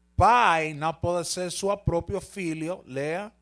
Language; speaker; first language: Portuguese; non-native, learner; Spanish